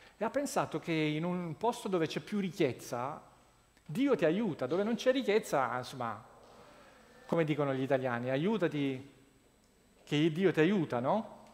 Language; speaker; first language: Italian; non-native, fluent; Russian